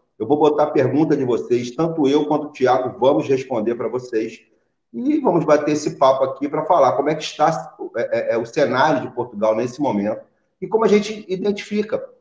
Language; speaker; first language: Portuguese; native; Portuguese